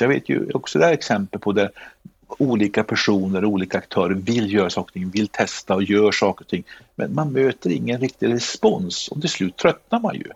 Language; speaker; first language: Swedish; native; Swedish